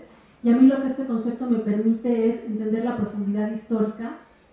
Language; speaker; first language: Spanish; native; Spanish